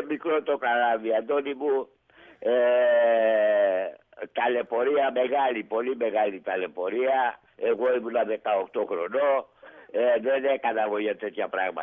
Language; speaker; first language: Greek; native; Greek